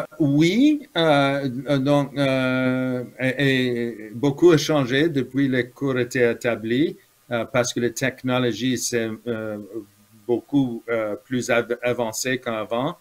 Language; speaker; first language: French; non-native, fluent; English